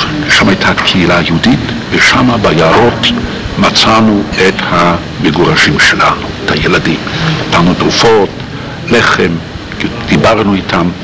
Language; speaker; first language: Hebrew; non-native, fluent; Polish